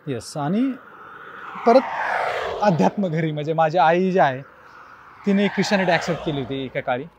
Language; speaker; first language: Marathi; native; Marathi